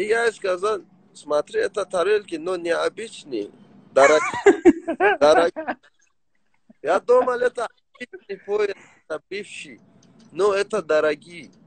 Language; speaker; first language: Russian; non-native, learner; Persian